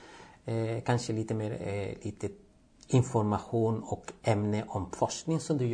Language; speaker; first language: Swedish; non-native, fluent; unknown